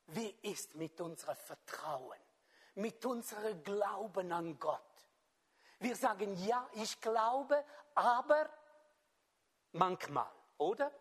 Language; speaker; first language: German; non-native, fluent; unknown